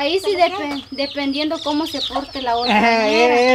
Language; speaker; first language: Spanish; native; Spanish